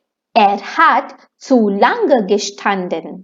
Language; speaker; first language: German; non-native, fluent; Hindi